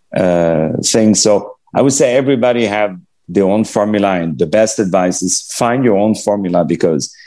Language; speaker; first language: English; non-native, fluent; French